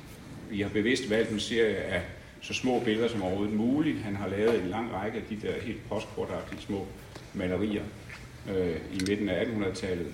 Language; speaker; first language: Danish; native; Danish